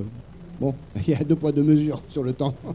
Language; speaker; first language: French; native; French